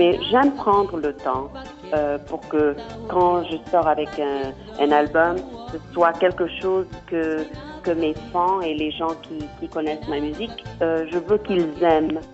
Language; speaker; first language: French; non-native, fluent; Kabuverdianu